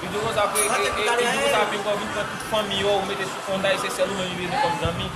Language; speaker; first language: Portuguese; non-native, learner; Haitian Creole